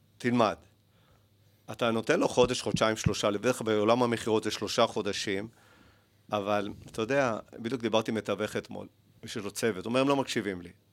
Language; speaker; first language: Hebrew; early bilingual, other home language; Spanish